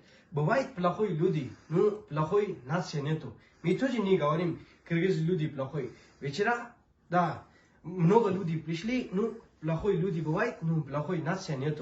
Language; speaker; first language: Russian; non-native, learner; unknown